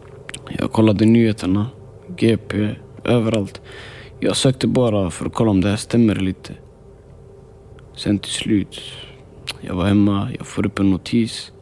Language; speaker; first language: Swedish; early bilingual, other home language; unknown